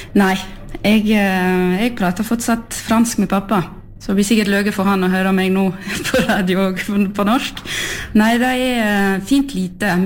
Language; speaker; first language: Norwegian; non-native, fluent; French